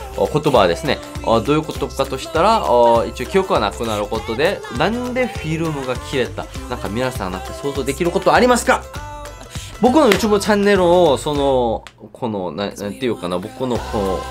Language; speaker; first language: Japanese; non-native, learner; Korean